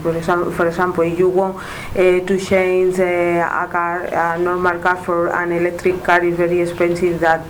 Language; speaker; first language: English; non-native, learner; Spanish